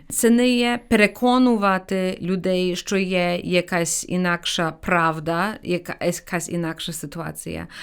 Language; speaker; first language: Ukrainian; early bilingual, heritage; Ukrainian